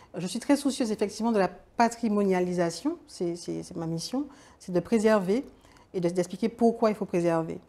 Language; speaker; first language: French; native; French